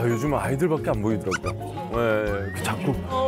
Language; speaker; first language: Korean; native; Korean